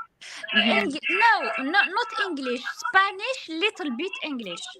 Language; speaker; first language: English; non-native, learner; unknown